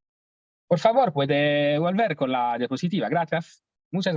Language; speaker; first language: Spanish; non-native, learner; Italian